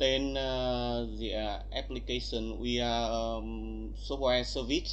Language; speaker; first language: English; non-native, learner; Vietnamese